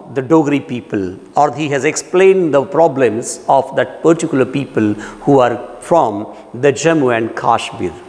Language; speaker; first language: English; non-native, local second language; Marathi